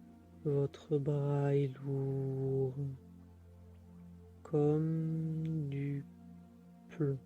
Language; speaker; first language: French; native; French